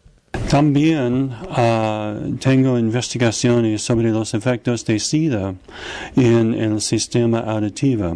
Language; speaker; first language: Spanish; non-native, fluent; English